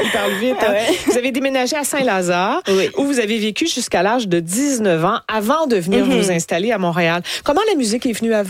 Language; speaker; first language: French; native; French